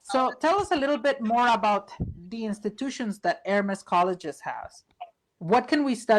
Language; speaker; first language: English; non-native, fluent; Spanish